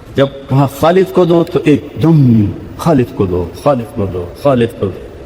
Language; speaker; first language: Urdu; non-native, local second language; Punjabi